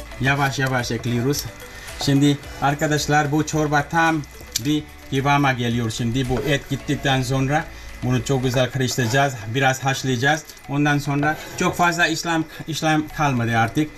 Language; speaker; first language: Turkish; non-native, learner; English